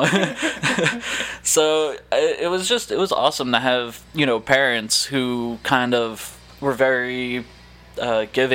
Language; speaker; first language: English; native; English